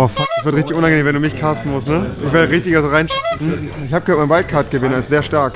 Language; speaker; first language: German; native; German